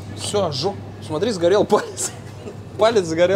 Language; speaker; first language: Russian; native; Russian